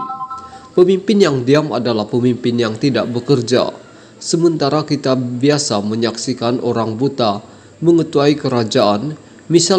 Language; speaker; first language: Malay; native; Malay